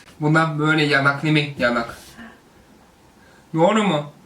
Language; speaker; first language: Turkish; non-native, learner; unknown